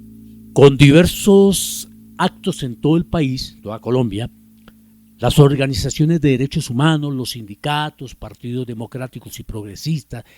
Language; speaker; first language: Spanish; native; Spanish